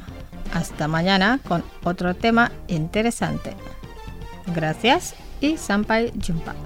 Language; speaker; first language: Spanish; non-native, fluent; Indonesian